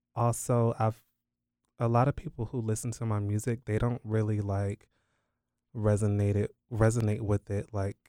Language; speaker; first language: English; native; English